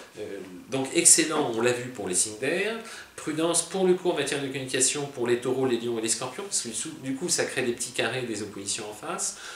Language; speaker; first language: French; native; French